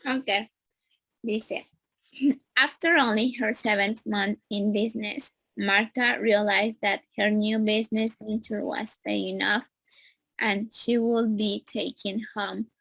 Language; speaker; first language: English; non-native, learner; Spanish